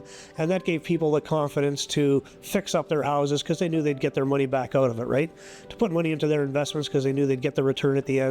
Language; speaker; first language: English; native; English